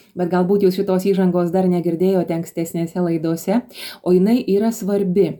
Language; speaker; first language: Lithuanian; native; Lithuanian